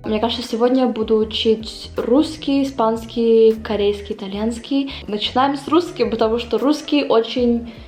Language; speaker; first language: Russian; early bilingual, heritage; Russian